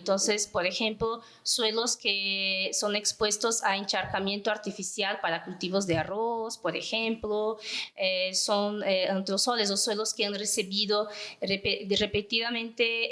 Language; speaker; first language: Spanish; non-native, fluent; Portuguese